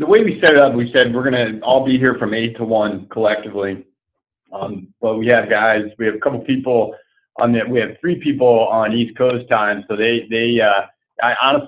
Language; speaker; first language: English; native; English